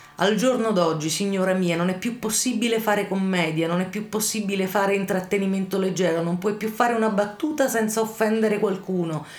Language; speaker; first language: Italian; native; Italian